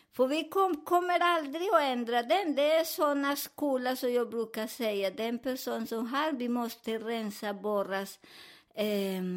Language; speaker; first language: Swedish; non-native, fluent; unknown